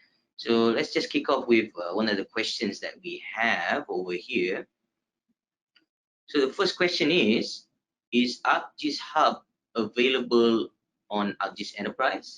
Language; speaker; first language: English; non-native, local second language; Malay